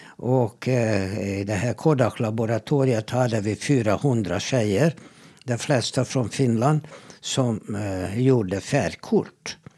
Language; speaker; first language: Swedish; non-native, fluent; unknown